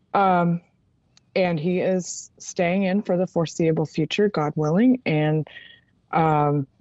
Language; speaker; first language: English; native; English